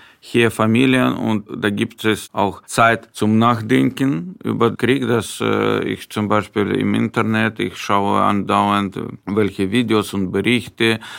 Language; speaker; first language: German; non-native, fluent; Ukrainian